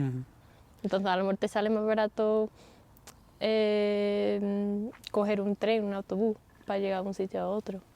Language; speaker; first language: Spanish; non-native, fluent; English